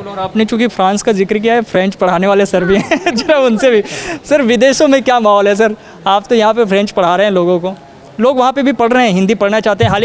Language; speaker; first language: Hindi; native; Hindi